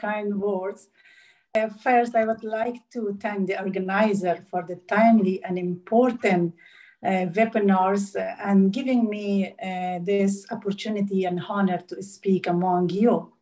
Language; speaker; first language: English; non-native, learner; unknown